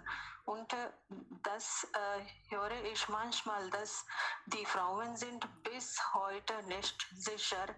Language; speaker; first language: German; non-native, learner; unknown